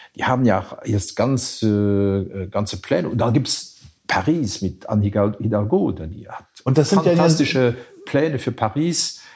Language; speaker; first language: German; non-native, local second language; Luxembourgish